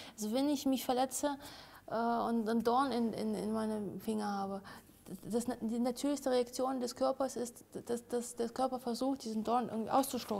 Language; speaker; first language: German; non-native, fluent; Russian